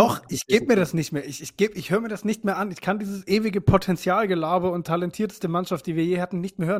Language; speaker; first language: German; native; German